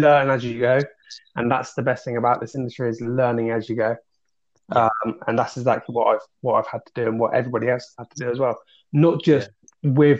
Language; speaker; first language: English; native; English